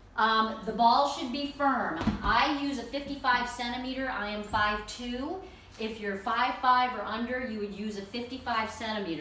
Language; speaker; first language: English; native; English